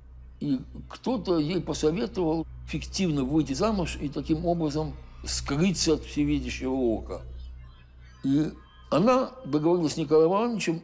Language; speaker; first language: Russian; native; Russian